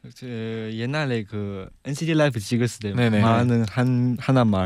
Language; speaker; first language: Korean; non-native, learner; Chinese